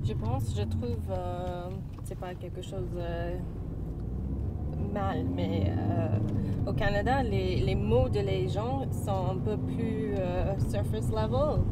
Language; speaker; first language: French; non-native, learner; English